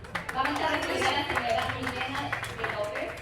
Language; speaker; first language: Spanish; native; Spanish